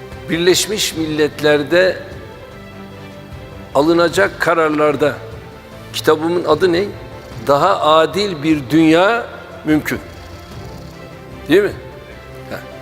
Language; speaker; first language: Turkish; native; Turkish